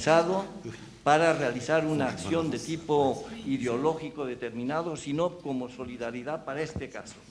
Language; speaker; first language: Spanish; native; Spanish